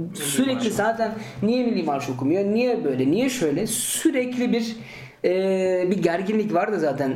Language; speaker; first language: Turkish; early bilingual, heritage; Turkish